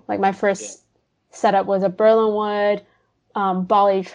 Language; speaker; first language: English; non-native, local second language; Cantonese